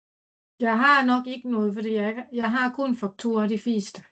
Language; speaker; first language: Danish; non-native, learner; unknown